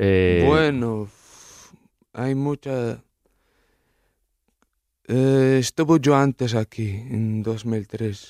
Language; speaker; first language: Spanish; non-native, learner; Arabic